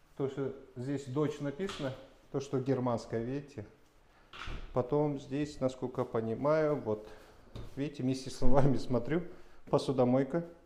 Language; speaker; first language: Russian; non-native, local second language; Kazakh